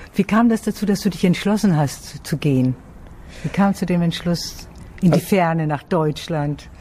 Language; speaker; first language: German; native; German